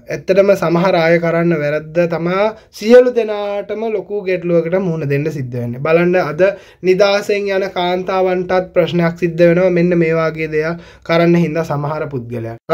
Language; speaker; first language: Sinhala; native; Sinhala